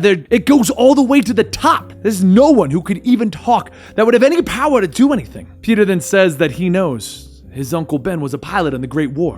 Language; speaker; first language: English; native; English